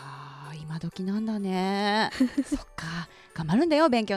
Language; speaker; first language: Japanese; native; Japanese